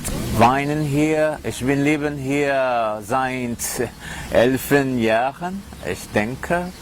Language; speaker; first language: German; non-native, learner; Portuguese